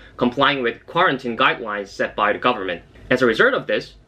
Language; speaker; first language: English; non-native, fluent; Korean